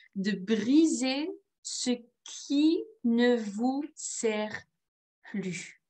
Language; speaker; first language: French; non-native, fluent; Dutch